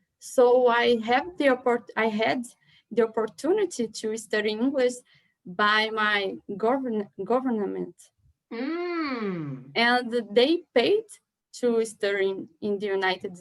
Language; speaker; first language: English; non-native, learner; Portuguese